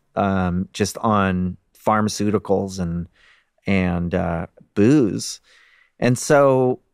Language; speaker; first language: English; native; English